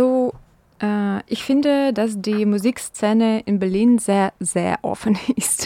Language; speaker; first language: German; non-native, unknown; Ukrainian